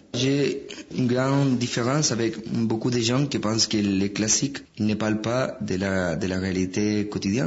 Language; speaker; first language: French; non-native, fluent; Spanish